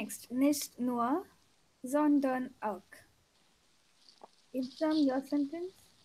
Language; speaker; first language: German; non-native, fluent; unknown